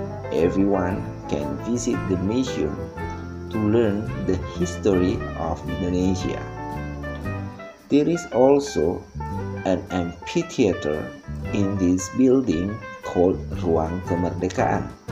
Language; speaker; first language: English; non-native, fluent; Indonesian